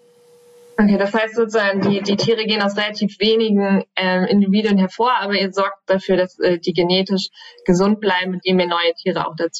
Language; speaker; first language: German; native; German